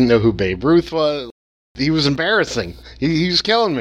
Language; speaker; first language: English; native; English